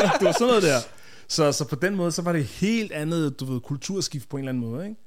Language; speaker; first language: Danish; early bilingual, other home language; Ganda